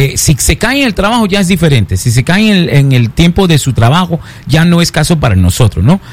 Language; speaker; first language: Spanish; early bilingual, heritage; Spanish